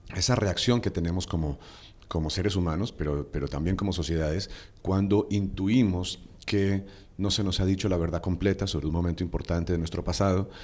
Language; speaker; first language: Spanish; native; Spanish